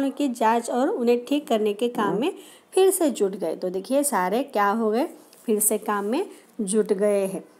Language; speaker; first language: Hindi; non-native, local second language; Marathi